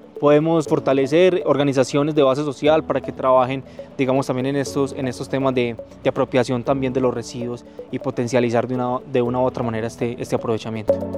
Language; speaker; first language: Spanish; native; Spanish